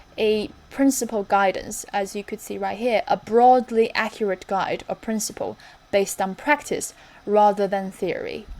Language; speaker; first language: English; non-native, fluent; Chinese